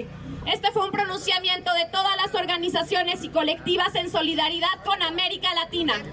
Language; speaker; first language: Spanish; native; Spanish